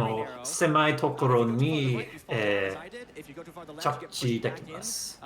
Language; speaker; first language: Japanese; non-native, learner; English